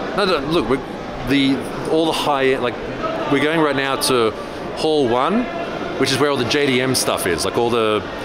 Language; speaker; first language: English; native; English